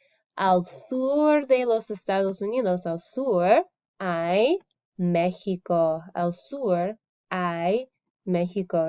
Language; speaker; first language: Spanish; non-native, fluent; English